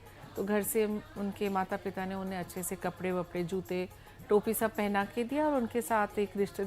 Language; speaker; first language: Hindi; native; Hindi